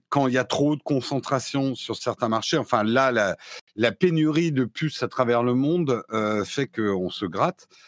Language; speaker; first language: French; native; French